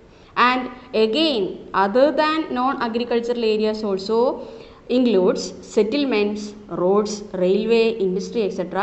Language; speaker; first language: English; non-native, local second language; Malayalam